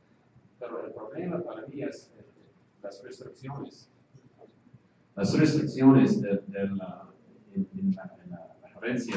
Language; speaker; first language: Spanish; non-native, fluent; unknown